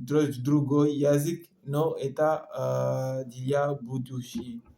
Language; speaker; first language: Russian; non-native, learner; French